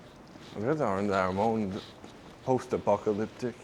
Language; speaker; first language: French; native; French